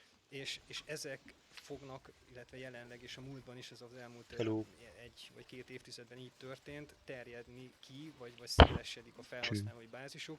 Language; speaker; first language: Hungarian; native; Hungarian